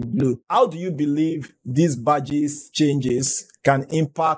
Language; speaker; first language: English; non-native, local second language; Yoruba